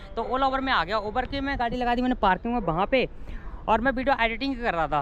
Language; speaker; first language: Hindi; native; Hindi